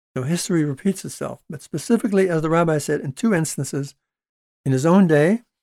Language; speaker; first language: English; early bilingual, other home language; Dutch